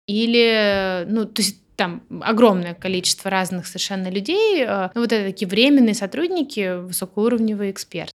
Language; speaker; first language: Russian; native; Russian